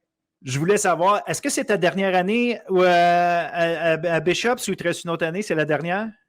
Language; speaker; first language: French; native; French